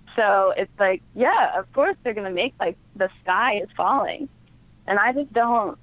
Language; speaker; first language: English; native; English